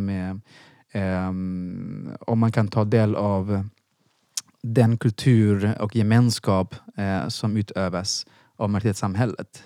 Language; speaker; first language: Swedish; non-native, fluent; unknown